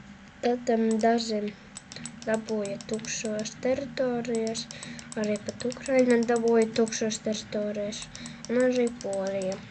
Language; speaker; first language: Latvian; non-native, local second language; Russian